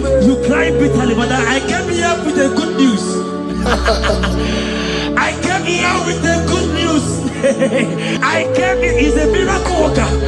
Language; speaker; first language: English; non-native, local second language; Igbo